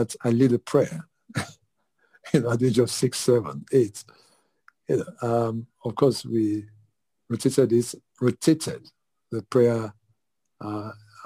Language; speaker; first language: English; non-native, local second language; Yoruba